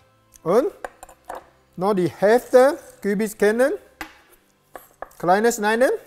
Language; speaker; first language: German; non-native, learner; Japanese